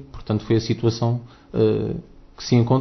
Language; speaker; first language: Portuguese; native; Portuguese